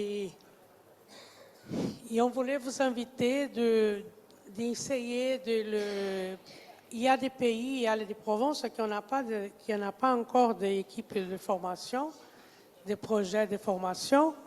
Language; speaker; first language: French; non-native, fluent; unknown